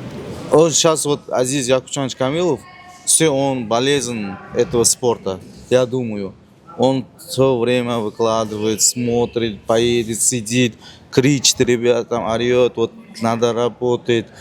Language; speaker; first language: Russian; non-native, learner; Uzbek